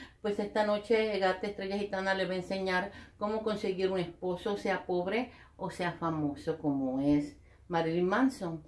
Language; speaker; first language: Spanish; native; Spanish